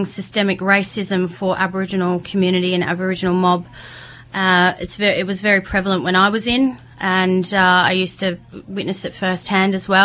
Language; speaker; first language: English; native; English